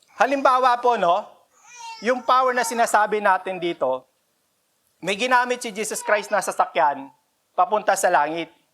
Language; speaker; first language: Filipino; non-native, local second language; Cebuano